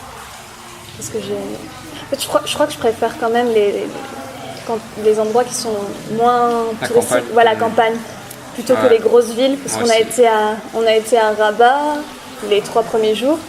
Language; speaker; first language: French; native; French